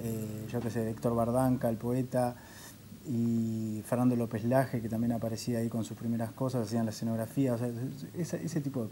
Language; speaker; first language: Spanish; native; Spanish